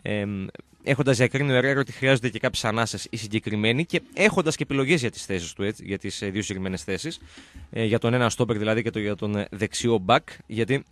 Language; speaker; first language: Greek; native; Greek